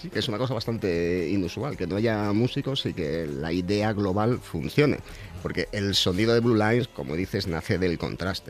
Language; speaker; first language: Spanish; native; Spanish